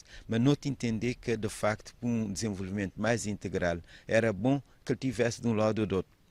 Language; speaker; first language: Portuguese; non-native, local second language; Kabuverdianu